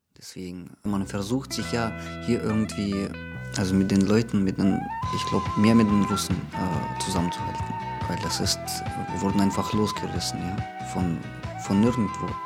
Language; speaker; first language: German; non-native, fluent; Russian